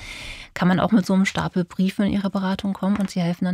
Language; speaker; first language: German; native; German